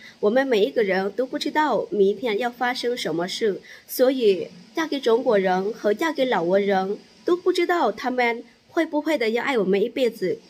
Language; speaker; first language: Chinese; non-native, fluent; Lao